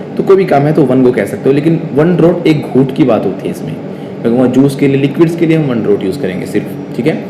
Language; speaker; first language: Hindi; native; Hindi